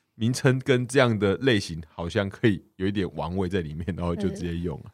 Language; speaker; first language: Chinese; native; Chinese